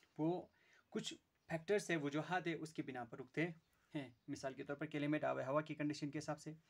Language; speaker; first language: Hindi; non-native, local second language; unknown